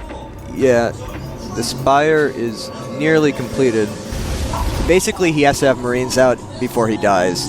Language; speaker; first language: English; native; English